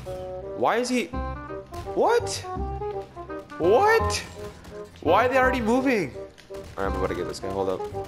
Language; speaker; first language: English; native; English